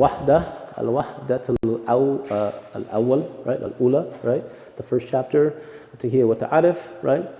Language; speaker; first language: Arabic; non-native, learner; English